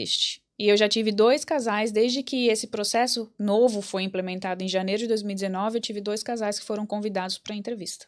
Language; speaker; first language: Portuguese; native; Portuguese